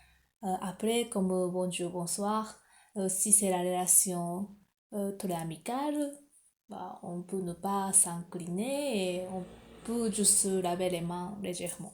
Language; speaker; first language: French; non-native, fluent; Japanese